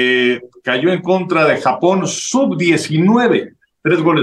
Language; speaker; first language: Spanish; native; Spanish